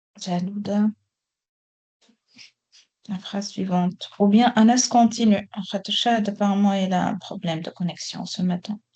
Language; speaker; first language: French; non-native, local second language; Arabic